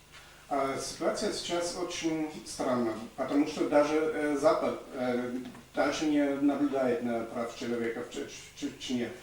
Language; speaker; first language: Russian; non-native, learner; German